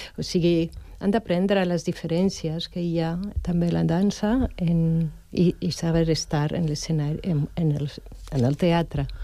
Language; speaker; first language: Catalan; non-native, fluent; French